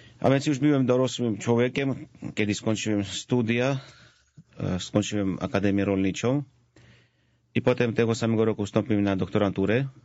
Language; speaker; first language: Polish; non-native, fluent; Georgian